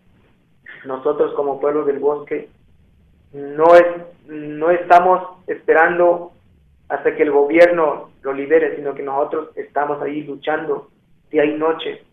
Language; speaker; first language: Spanish; non-native, local second language; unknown